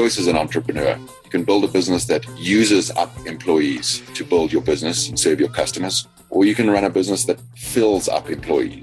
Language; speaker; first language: English; native; English